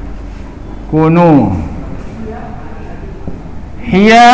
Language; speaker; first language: Arabic; non-native, fluent; Indonesian